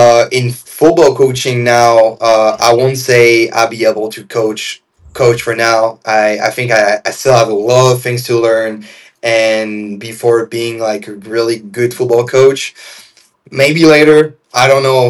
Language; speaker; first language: English; non-native, fluent; French